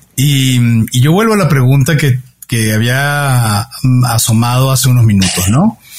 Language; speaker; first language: Spanish; native; Spanish